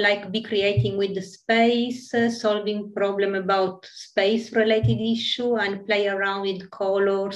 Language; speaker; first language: English; non-native, fluent; Italian